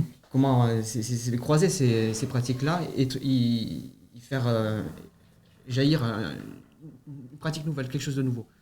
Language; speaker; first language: French; native; French